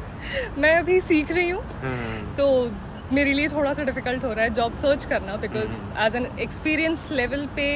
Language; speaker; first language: Hindi; native; Hindi